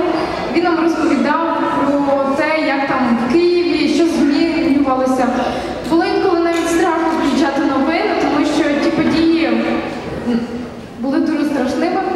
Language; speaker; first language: Ukrainian; native; Ukrainian